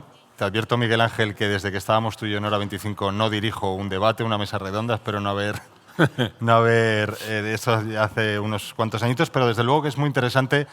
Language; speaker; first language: Spanish; native; Spanish